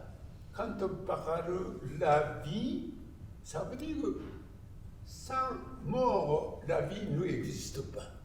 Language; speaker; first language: French; non-native, learner; Japanese